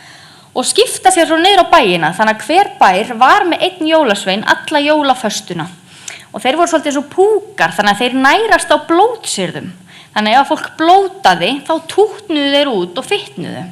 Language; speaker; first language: Icelandic; native; Icelandic